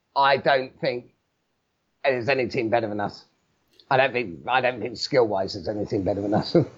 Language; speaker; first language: English; native; English